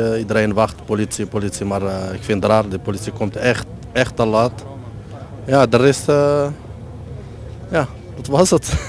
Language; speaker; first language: Dutch; non-native, learner; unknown